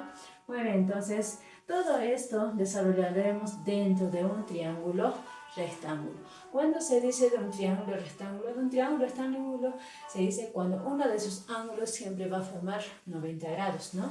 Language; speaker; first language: Spanish; native; Spanish